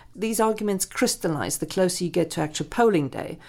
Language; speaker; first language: English; non-native, fluent; German